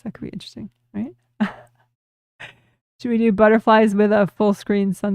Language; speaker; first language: English; native; English